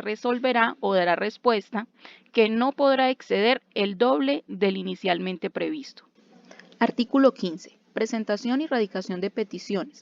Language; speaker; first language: Spanish; native; Spanish